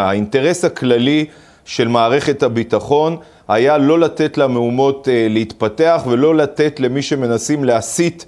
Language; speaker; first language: Hebrew; native; Hebrew